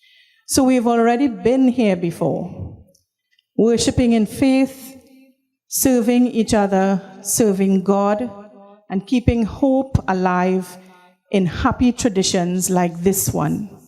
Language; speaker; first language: English; native; English